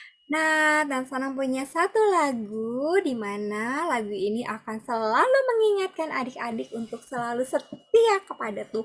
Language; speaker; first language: Indonesian; native; Indonesian